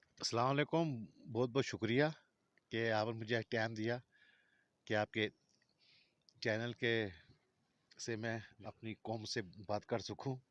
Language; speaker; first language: Urdu; non-native, local second language; Balti